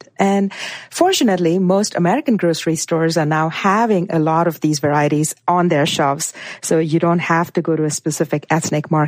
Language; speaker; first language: English; non-native, local second language; Gujarati